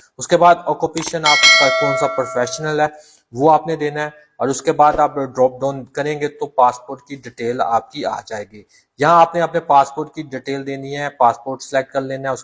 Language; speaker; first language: Urdu; non-native, local second language; Punjabi